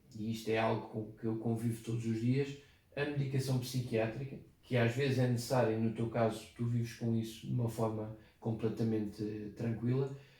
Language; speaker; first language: Portuguese; native; Portuguese